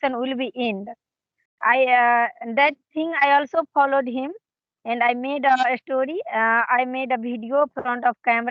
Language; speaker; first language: English; non-native, learner; Hindi